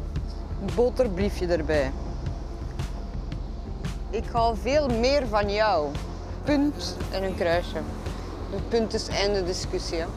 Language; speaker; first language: Dutch; native; Dutch